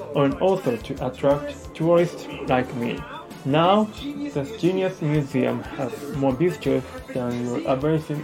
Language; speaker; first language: English; non-native, learner; Japanese